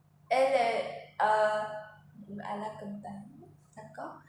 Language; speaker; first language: French; non-native, learner; Vietnamese